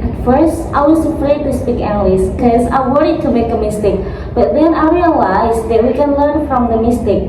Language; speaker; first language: English; non-native, learner; Indonesian